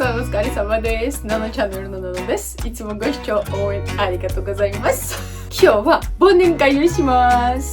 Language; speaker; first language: Japanese; non-native, learner; Georgian